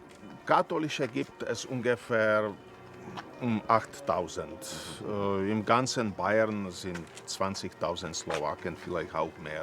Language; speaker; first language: German; non-native, fluent; Slovak